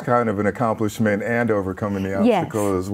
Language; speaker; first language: English; native; English